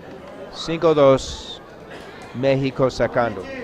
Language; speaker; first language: Spanish; non-native, learner; English